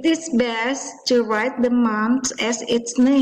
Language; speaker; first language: English; non-native, fluent; Indonesian